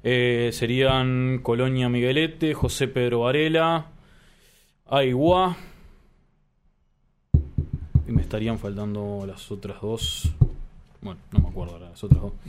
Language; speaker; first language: Spanish; native; Spanish